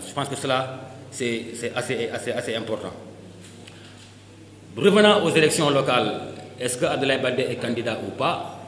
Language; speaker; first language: French; non-native, local second language; Wolof